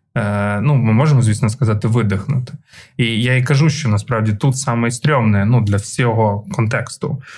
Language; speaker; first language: Ukrainian; non-native, local second language; Russian